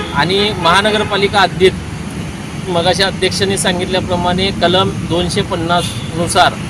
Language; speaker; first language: Marathi; native; Marathi